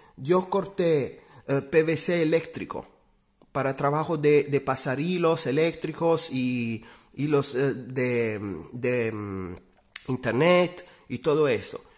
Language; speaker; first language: Spanish; non-native, fluent; Italian